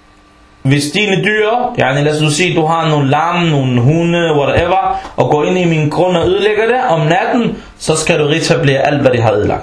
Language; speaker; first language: Danish; early bilingual, other home language; Arabic